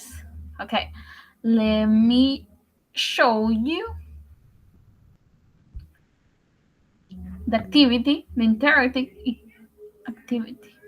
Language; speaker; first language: English; non-native, learner; Spanish